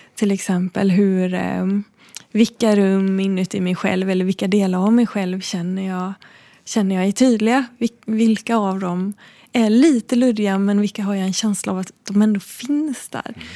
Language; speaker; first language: Swedish; native; Swedish